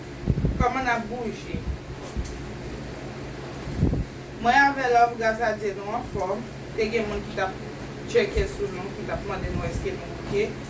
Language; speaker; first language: Portuguese; non-native, learner; Haitian Creole